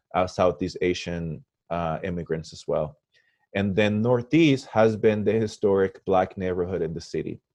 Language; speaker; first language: English; non-native, fluent; Spanish